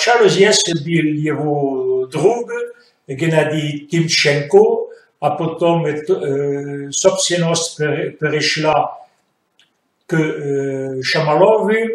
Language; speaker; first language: Russian; non-native, fluent; French